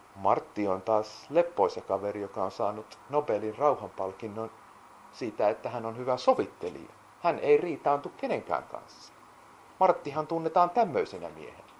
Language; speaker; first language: Finnish; native; Finnish